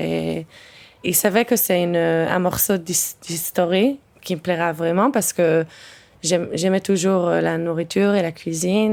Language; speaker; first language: French; early bilingual, heritage; Hebrew